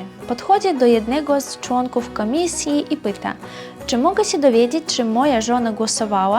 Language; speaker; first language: Polish; non-native, fluent; Belarusian